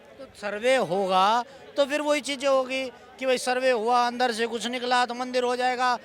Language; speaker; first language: Hindi; native; Hindi